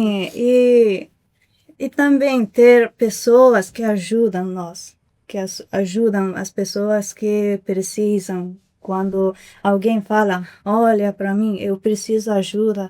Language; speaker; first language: Portuguese; non-native, fluent; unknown